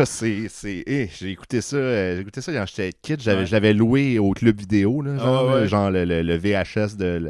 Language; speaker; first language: French; native; French